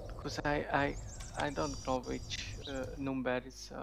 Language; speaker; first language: English; non-native, learner; Hungarian